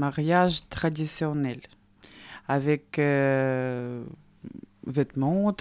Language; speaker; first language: French; non-native, learner; Russian